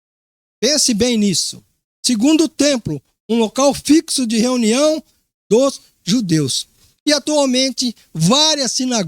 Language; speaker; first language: Portuguese; native; Portuguese